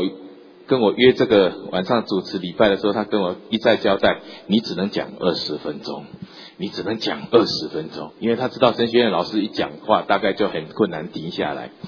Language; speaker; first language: Chinese; native; Chinese